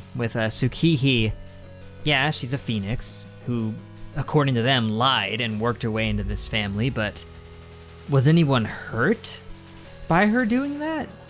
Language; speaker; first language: English; native; English